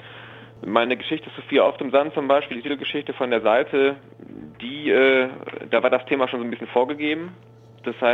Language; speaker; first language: German; native; German